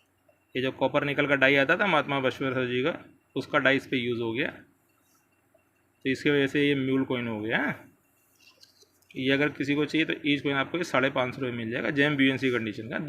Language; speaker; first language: Hindi; native; Hindi